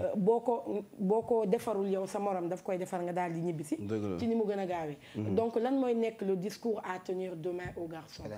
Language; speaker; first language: Wolof; native; Wolof